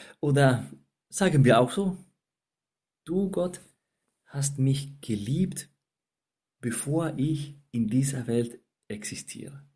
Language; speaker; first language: German; non-native, fluent; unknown